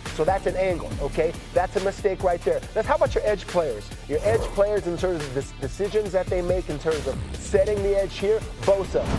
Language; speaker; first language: English; native; English